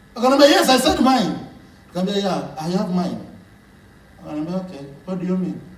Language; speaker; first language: English; non-native, local second language; Swahili